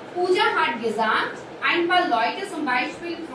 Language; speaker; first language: German; non-native, fluent; Hindi